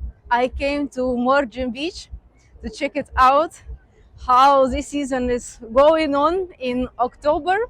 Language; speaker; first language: English; non-native, fluent; Russian